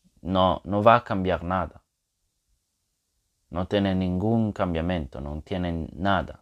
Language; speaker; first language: Spanish; non-native, fluent; French